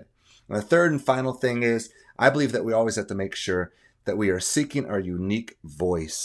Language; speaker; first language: English; native; English